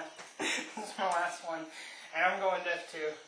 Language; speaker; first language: English; native; English